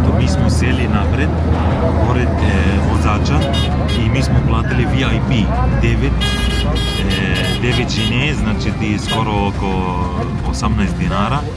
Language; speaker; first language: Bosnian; early bilingual, heritage; Bosnian